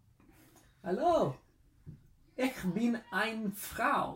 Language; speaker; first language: German; non-native, learner; English